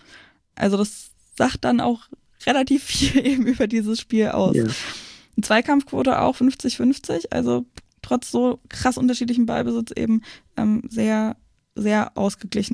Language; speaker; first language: German; native; German